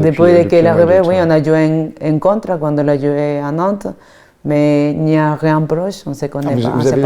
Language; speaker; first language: French; non-native, fluent; Spanish